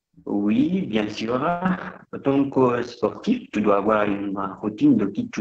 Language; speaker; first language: French; non-native, fluent; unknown